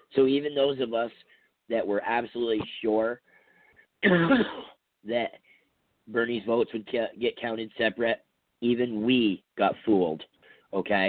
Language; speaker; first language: English; native; English